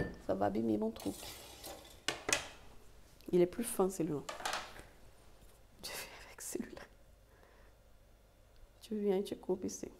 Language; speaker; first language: French; non-native, fluent; Portuguese